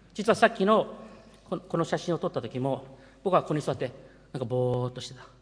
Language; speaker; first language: Japanese; early bilingual, heritage; Japanese